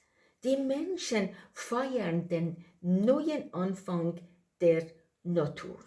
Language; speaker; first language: German; non-native, learner; Persian